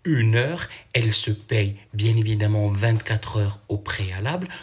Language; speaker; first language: French; non-native, local second language; Arabic